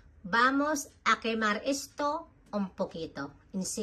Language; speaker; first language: Spanish; non-native, fluent; Filipino